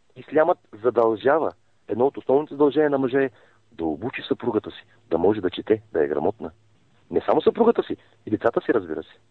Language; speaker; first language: Bulgarian; non-native, local second language; Turkish